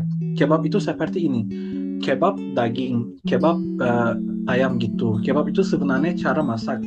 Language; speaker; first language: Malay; non-native, fluent; Turkish